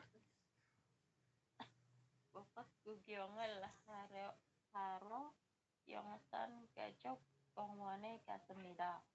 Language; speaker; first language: Korean; non-native, learner; Indonesian